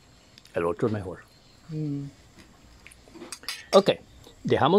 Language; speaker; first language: Spanish; non-native, fluent; English